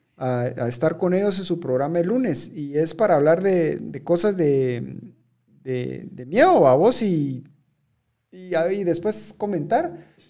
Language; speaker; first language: Spanish; native; Spanish